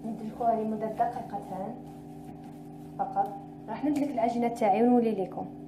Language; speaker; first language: Arabic; native; Arabic